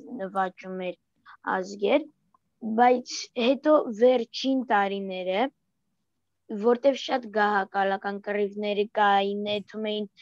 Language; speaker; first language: Armenian; early bilingual, heritage; Armenian